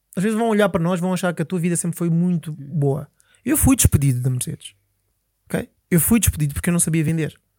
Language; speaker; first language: Portuguese; early bilingual, other home language; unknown